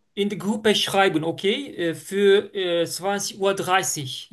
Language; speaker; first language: German; non-native, learner; Turkish